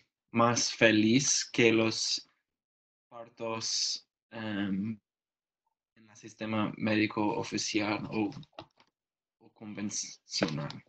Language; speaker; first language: Spanish; non-native, learner; English